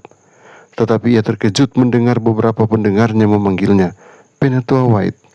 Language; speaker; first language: Indonesian; native; Indonesian